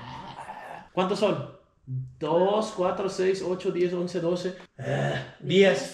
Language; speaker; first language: Spanish; native; Spanish